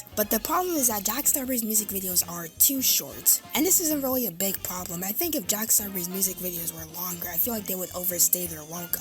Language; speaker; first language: English; native; English